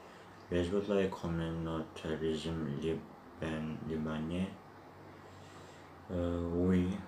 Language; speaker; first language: French; non-native, learner; Turkish